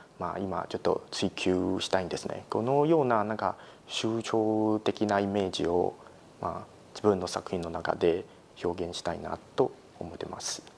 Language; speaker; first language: Japanese; non-native, fluent; Chinese